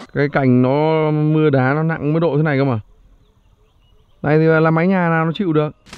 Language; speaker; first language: Vietnamese; native; Vietnamese